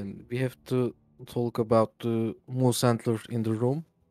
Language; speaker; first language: English; non-native, fluent; Turkish